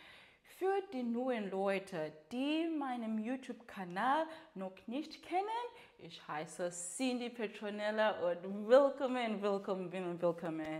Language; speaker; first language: German; non-native, learner; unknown